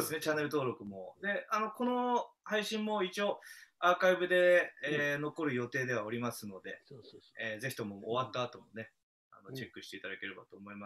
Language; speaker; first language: Japanese; native; Japanese